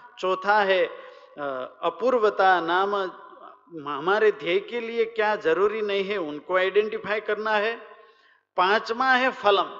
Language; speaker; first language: Hindi; non-native, local second language; Gujarati